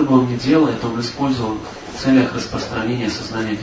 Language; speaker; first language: Russian; native; Russian